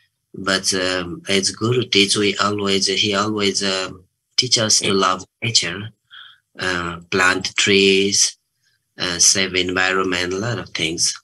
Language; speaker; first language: English; non-native, learner; Nepali